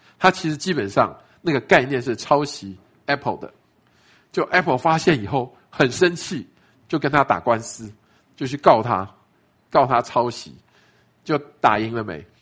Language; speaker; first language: Chinese; native; Chinese